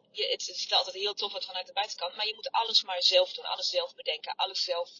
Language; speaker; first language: Dutch; non-native, fluent; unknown